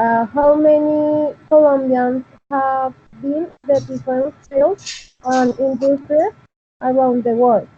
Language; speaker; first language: English; non-native, learner; Spanish